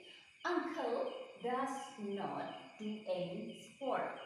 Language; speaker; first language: English; non-native, learner; Indonesian